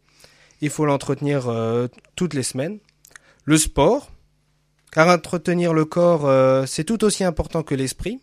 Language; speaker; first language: French; native; French